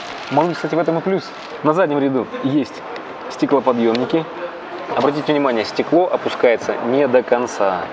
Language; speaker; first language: Russian; native; Russian